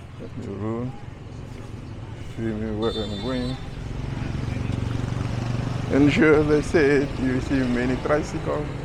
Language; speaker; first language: English; non-native, learner; French